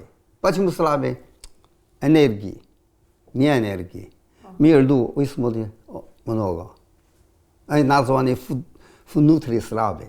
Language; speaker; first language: Russian; non-native, learner; Chinese